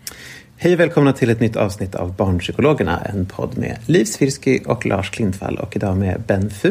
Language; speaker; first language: Swedish; native; Swedish